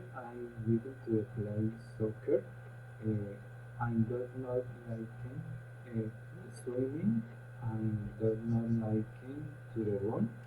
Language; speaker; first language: English; non-native, learner; Spanish